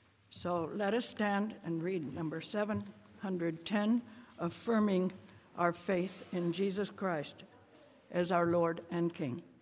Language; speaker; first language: English; native; English